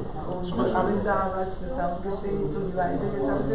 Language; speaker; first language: German; non-native, fluent; Serbian